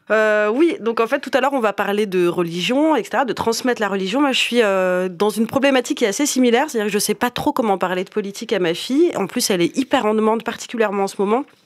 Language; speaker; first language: French; native; French